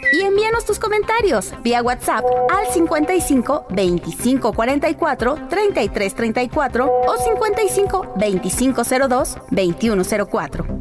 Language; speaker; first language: Spanish; native; Spanish